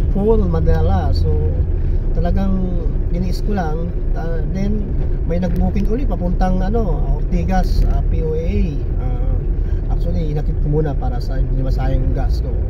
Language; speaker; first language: Filipino; non-native, local second language; Bikol